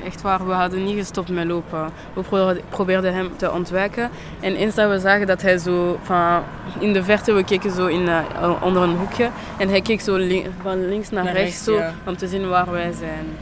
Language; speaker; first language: Dutch; non-native, local second language; French